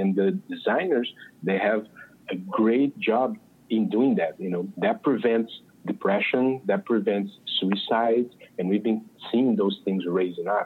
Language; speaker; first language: English; non-native, fluent; Portuguese